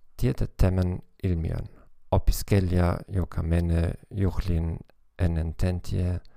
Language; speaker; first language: Finnish; non-native, fluent; German